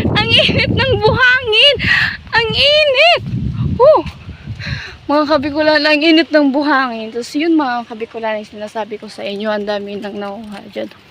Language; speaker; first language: Filipino; non-native, local second language; Bikol